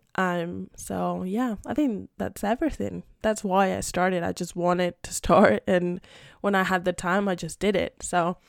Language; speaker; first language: English; non-native, fluent; Spanish